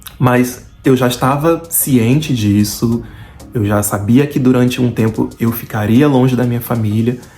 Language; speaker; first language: Portuguese; native; Portuguese